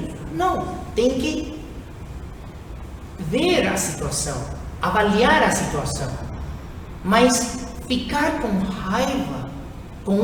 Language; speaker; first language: Portuguese; non-native, fluent; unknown